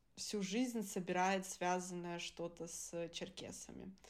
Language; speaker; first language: Russian; early bilingual, other home language; Adyghe